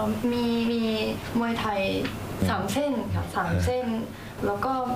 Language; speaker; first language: Thai; early bilingual, heritage; Thai